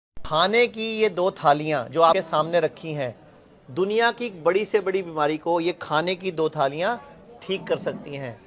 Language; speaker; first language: Hindi; native; Hindi